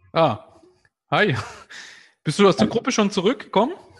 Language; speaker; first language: German; native; German